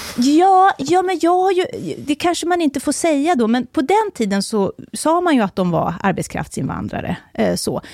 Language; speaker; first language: Swedish; native; Swedish